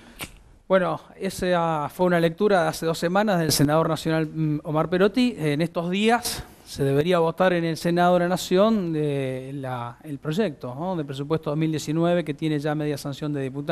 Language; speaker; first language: Spanish; native; Spanish